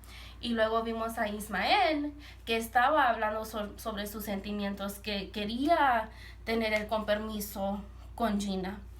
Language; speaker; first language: Spanish; early bilingual, heritage; Spanish